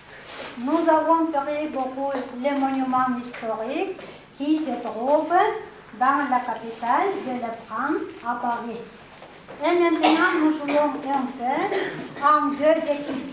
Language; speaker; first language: French; non-native, fluent; Yakut